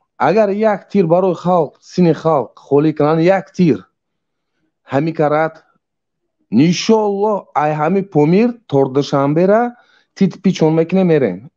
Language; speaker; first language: Tajik; native; Tajik